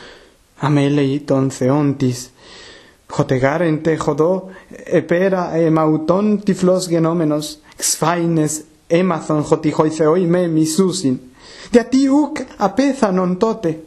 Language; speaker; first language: Greek; non-native, fluent; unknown